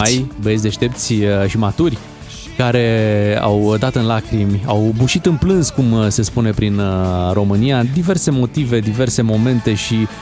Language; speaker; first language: Romanian; native; Romanian